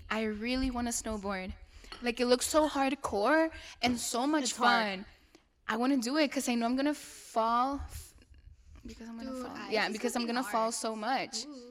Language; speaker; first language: English; non-native, fluent; Spanish